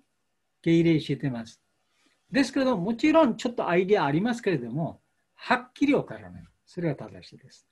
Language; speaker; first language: Japanese; non-native, fluent; Bangla